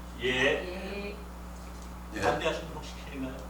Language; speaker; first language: Korean; native; Korean